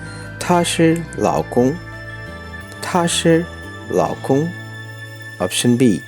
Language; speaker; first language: Chinese; non-native, fluent; Urdu